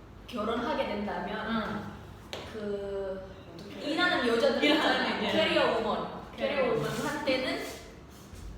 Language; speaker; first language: Korean; non-native, learner; Indonesian